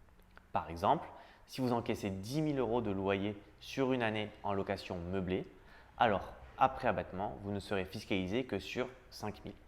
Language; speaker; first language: French; native; French